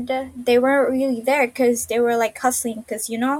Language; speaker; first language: English; non-native, local second language; Filipino